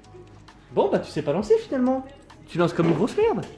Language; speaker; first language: French; native; French